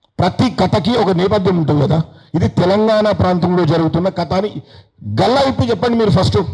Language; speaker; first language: Telugu; native; Telugu